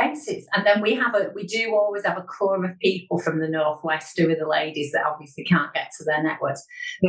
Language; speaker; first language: English; native; English